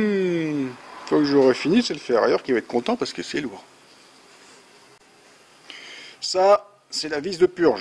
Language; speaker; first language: French; native; French